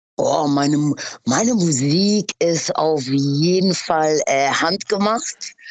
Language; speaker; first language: German; early bilingual, other home language; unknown